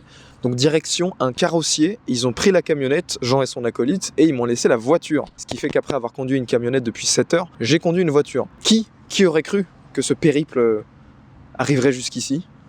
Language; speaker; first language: French; native; French